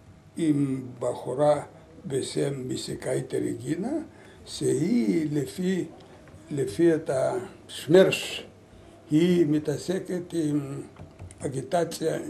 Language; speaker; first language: Hebrew; non-native, learner; Lithuanian